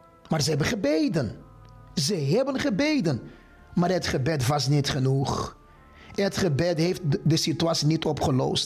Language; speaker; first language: Dutch; non-native, fluent; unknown